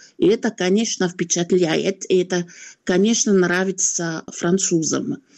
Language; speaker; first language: Russian; non-native, fluent; French